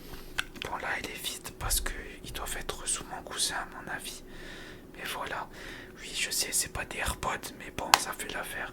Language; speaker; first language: French; native; French